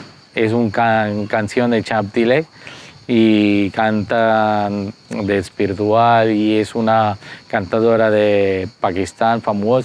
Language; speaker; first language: Spanish; non-native, fluent; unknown